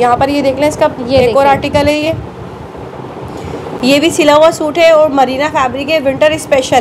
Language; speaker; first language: Urdu; native; Urdu